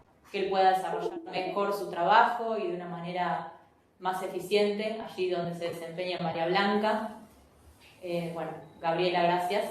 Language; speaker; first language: Spanish; native; Spanish